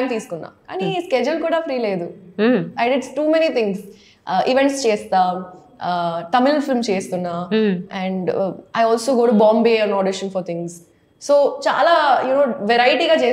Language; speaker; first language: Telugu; non-native, local second language; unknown